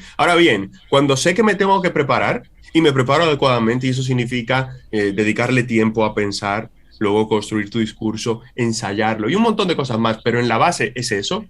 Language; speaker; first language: Spanish; native; Spanish